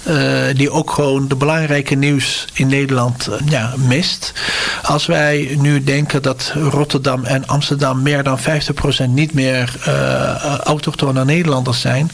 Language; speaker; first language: Dutch; non-native, fluent; Turkish